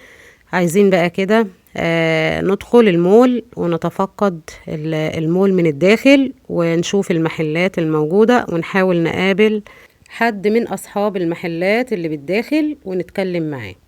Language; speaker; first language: Arabic; native; Arabic